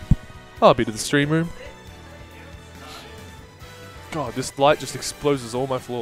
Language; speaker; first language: English; native; English